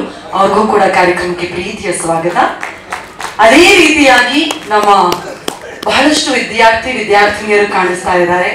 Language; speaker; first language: Kannada; native; Kannada